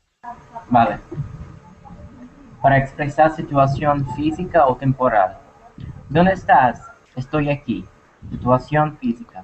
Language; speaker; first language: Spanish; non-native, learner; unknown